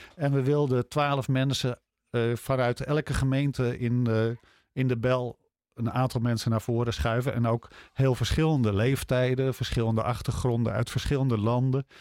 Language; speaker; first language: Dutch; native; Dutch